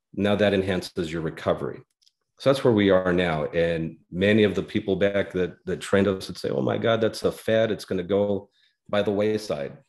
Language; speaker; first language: English; native; English